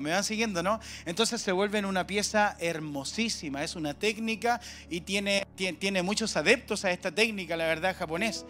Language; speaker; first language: Spanish; native; Spanish